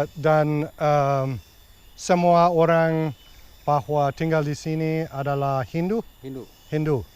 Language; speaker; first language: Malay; non-native, learner; English